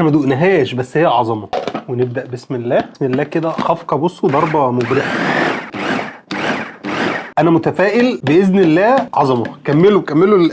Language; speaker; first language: Arabic; native; Arabic